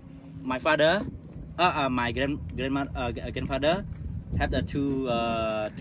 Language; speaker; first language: English; non-native, learner; Khmer